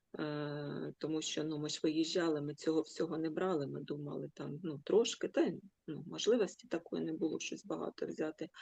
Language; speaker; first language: Ukrainian; non-native, local second language; Russian